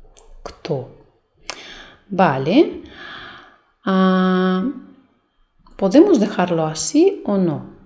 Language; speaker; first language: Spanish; non-native, fluent; Russian